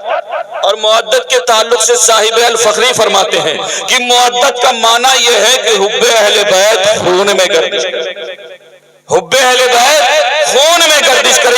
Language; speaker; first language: Urdu; native; Urdu